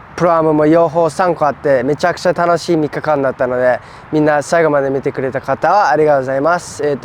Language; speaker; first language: Japanese; early bilingual, other home language; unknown